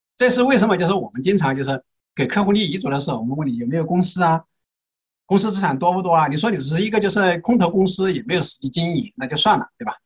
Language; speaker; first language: Chinese; native; Chinese